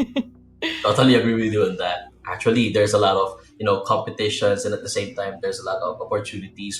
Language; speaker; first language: English; non-native, local second language; Filipino